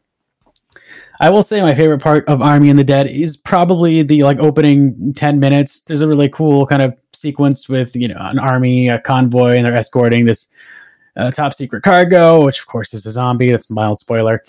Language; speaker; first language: English; native; English